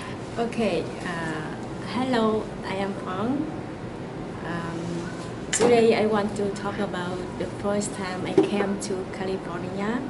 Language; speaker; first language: English; non-native, learner; Vietnamese